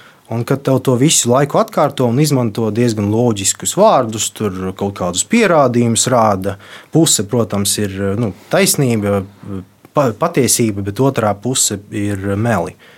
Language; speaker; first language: Latvian; non-native, local second language; Russian